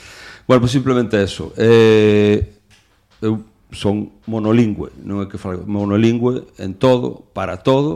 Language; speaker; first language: Galician; non-native, local second language; Spanish